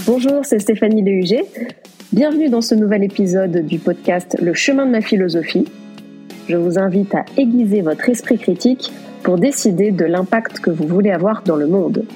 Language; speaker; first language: French; native; French